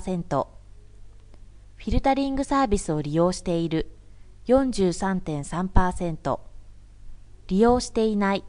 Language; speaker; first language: Japanese; native; Japanese